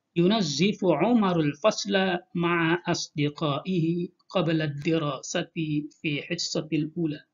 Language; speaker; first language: Arabic; non-native, fluent; Indonesian